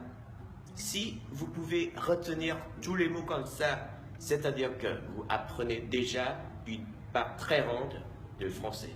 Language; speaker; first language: French; non-native, fluent; Vietnamese